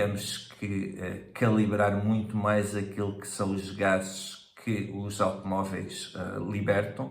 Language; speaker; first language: Portuguese; native; Portuguese